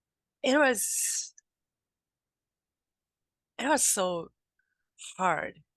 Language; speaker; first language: English; non-native, learner; Japanese